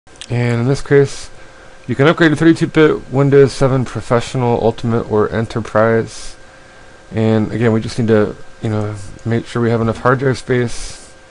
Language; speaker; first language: English; native; English